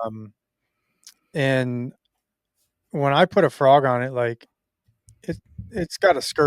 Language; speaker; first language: English; native; English